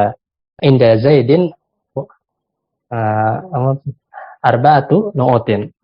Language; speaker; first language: Arabic; non-native, fluent; Indonesian